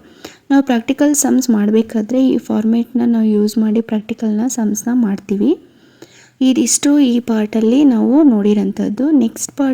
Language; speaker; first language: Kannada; native; Kannada